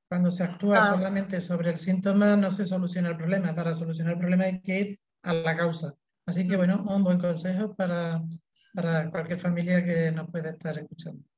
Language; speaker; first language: Spanish; native; Spanish